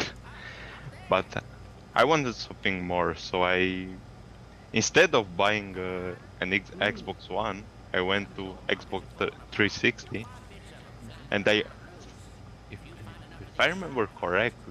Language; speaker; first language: English; non-native, fluent; Romanian